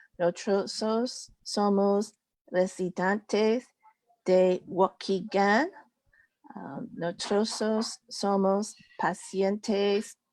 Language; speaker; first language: Spanish; non-native, learner; English